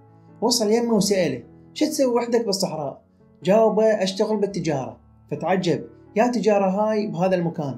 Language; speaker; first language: Arabic; native; Arabic